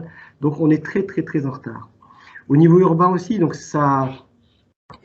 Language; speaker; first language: French; native; French